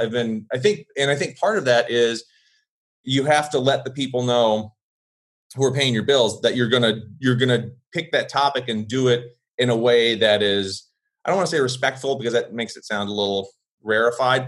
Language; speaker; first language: English; native; English